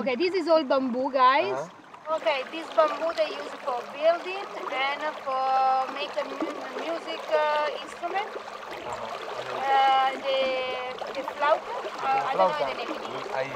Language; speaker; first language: English; non-native, learner; Italian